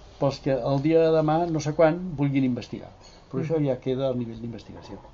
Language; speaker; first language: Catalan; non-native, local second language; Spanish